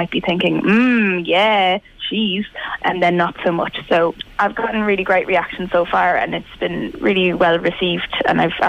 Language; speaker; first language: English; native; English